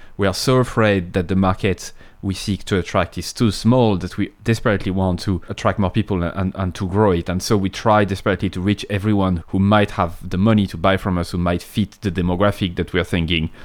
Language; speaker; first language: English; non-native, fluent; French